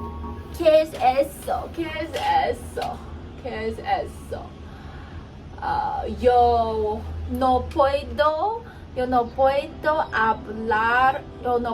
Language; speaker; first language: Spanish; non-native, learner; Chinese